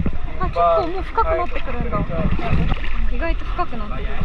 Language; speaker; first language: Japanese; native; Japanese